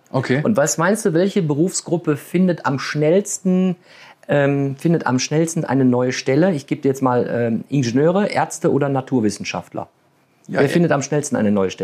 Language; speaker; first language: German; native; German